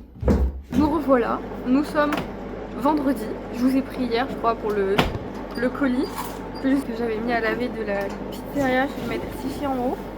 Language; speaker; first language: French; native; French